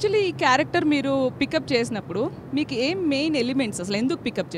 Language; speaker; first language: Telugu; native; Telugu